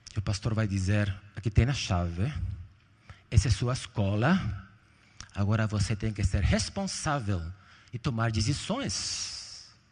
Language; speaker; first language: Portuguese; non-native, fluent; Spanish